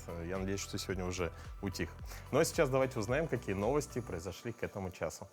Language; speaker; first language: Russian; native; Russian